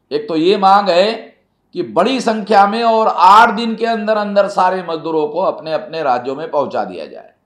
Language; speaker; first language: Hindi; non-native, local second language; Marathi